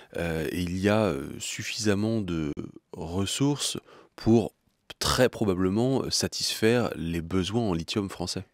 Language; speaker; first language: French; native; French